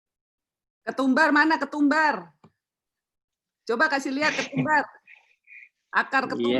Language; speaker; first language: Indonesian; native; Indonesian